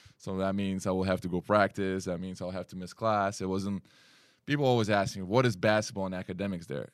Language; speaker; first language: English; non-native, fluent; Lithuanian